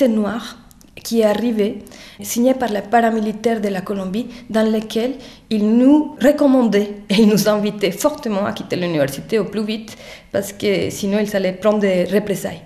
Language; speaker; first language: French; non-native, fluent; Spanish